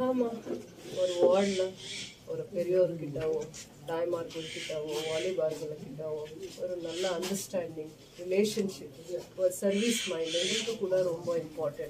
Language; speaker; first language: Tamil; non-native, local second language; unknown